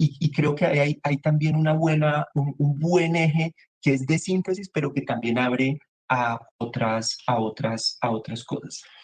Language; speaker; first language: Spanish; native; Spanish